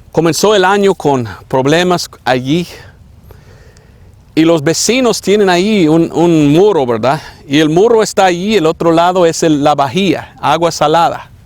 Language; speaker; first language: Spanish; non-native, fluent; English